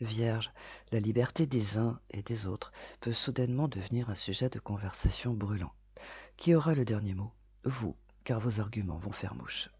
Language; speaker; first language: French; native; French